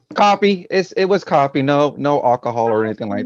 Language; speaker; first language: English; native; English